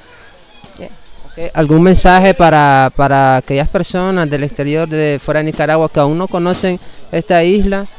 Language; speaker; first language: Spanish; native; Spanish